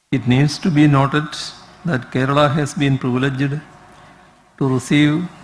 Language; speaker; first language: English; non-native, local second language; Malayalam